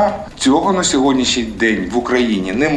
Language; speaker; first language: Ukrainian; non-native, local second language; Russian